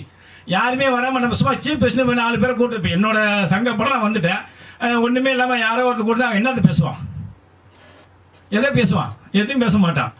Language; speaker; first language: Tamil; native; Tamil